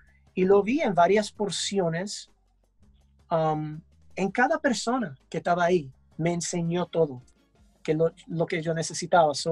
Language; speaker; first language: Spanish; early bilingual, heritage; English